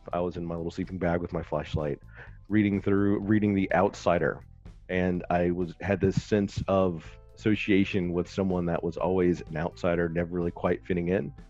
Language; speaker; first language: English; native; English